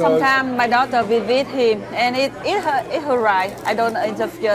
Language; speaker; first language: English; non-native, learner; Vietnamese